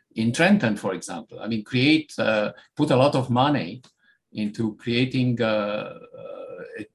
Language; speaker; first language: English; non-native, fluent; Romanian